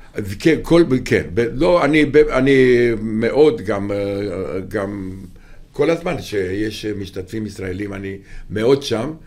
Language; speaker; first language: Hebrew; non-native, fluent; Romanian